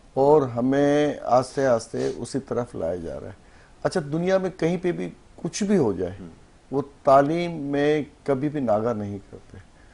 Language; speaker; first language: Urdu; native; Urdu